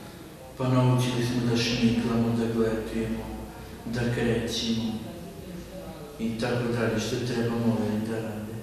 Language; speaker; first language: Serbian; non-native, local second language; Hungarian